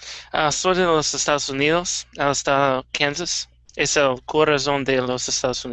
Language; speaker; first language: Spanish; non-native, learner; English